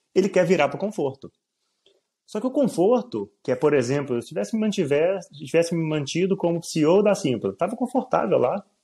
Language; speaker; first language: Portuguese; native; Portuguese